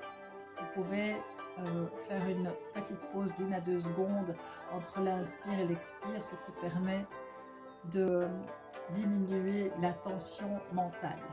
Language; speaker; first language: French; native; French